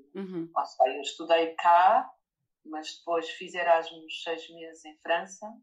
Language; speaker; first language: Portuguese; native; Portuguese